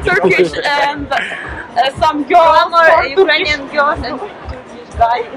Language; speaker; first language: English; non-native, learner; Ukrainian